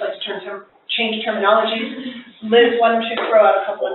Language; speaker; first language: English; native; English